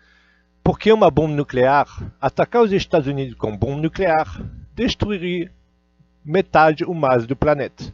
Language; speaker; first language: Portuguese; non-native, fluent; Russian